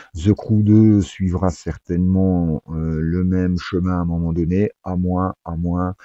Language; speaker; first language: French; native; French